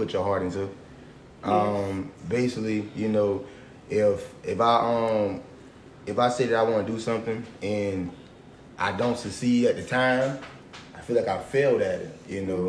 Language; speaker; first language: English; native; English